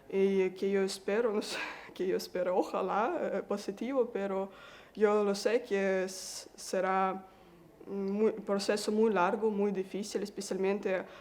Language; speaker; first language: Spanish; non-native, learner; Russian